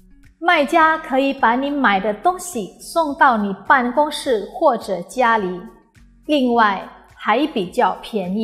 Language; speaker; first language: Chinese; non-native, fluent; Indonesian